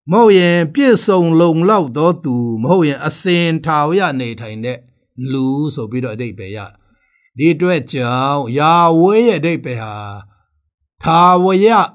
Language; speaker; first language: Burmese; non-native, local second language; Tedim Chin